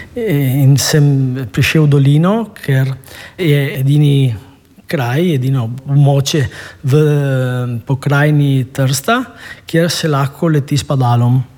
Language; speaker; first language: Slovenian; non-native, fluent; Italian